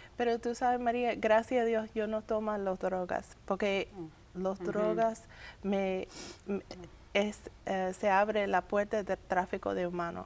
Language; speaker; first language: Spanish; early bilingual, heritage; English